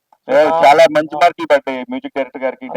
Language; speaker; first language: Telugu; native; Telugu